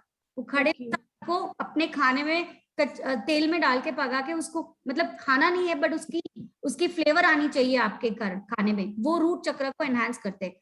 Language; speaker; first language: Hindi; native; Hindi